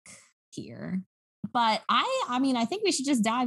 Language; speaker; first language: English; native; English